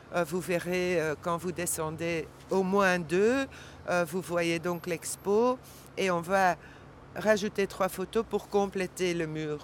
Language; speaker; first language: French; non-native, local second language; Dutch